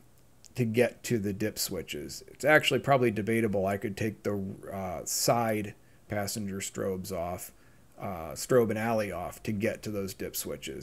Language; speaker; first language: English; native; English